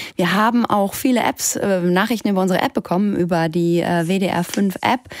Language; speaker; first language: German; native; German